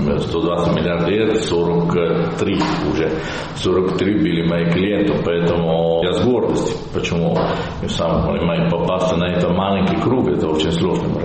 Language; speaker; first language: Russian; non-native, learner; Italian